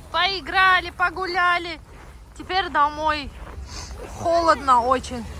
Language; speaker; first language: Russian; non-native, fluent; Tajik